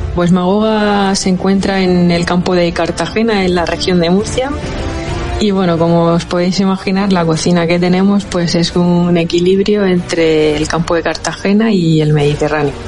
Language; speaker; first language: Spanish; native; Spanish